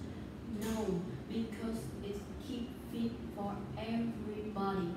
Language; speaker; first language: English; non-native, learner; Vietnamese